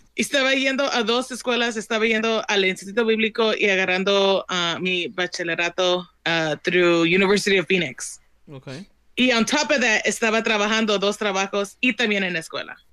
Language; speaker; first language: Spanish; early bilingual, heritage; Spanish